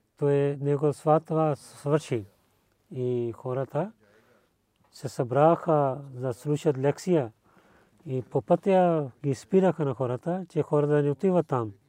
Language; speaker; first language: Bulgarian; non-native, learner; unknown